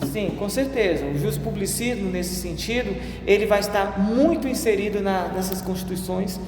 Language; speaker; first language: Portuguese; native; Portuguese